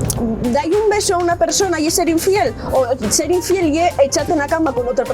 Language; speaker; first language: Spanish; native; Spanish